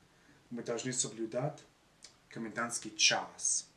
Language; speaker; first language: Russian; non-native, learner; English